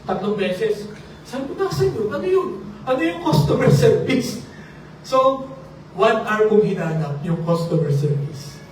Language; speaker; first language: Filipino; non-native, local second language; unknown